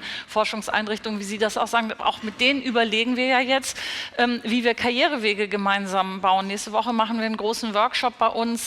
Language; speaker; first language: German; native; German